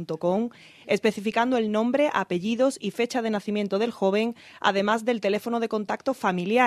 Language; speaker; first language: Spanish; native; Spanish